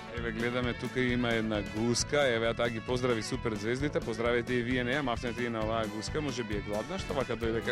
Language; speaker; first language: Macedonian; native; Macedonian